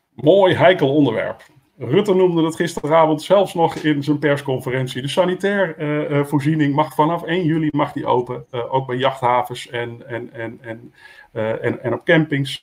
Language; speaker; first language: Dutch; native; Dutch